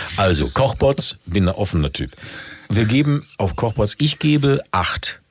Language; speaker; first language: German; native; German